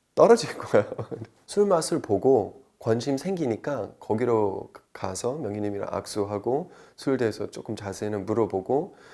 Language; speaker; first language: Korean; non-native, fluent; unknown